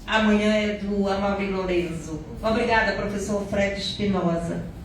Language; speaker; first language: Portuguese; native; Portuguese